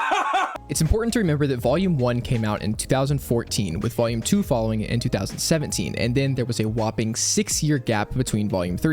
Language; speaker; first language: English; native; English